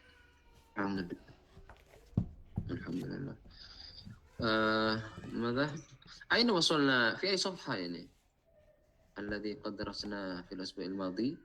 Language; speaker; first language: Arabic; non-native, fluent; Indonesian